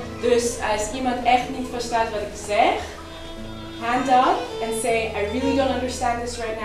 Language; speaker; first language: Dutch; non-native, fluent; Hebrew